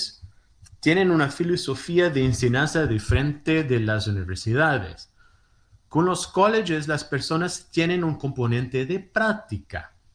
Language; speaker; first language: Spanish; non-native, fluent; Portuguese